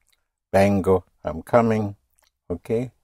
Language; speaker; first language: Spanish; non-native, fluent; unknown